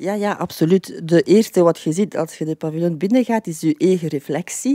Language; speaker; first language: Dutch; non-native, fluent; French